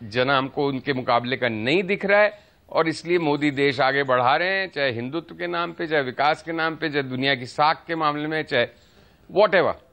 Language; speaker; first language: Hindi; native; Hindi